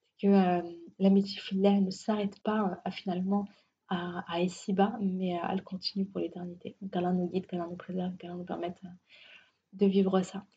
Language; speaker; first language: French; native; French